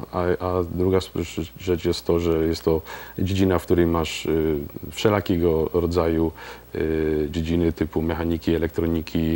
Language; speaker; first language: Polish; native; Polish